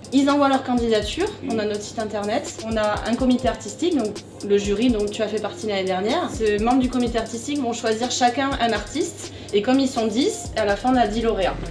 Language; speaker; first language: French; native; French